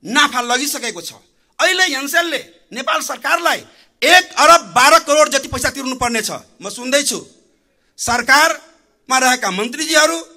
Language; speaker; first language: Nepali; non-native, local second language; Maithili